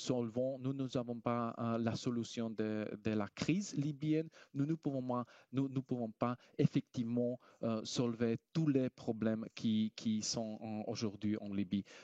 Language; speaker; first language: French; non-native, fluent; Slovak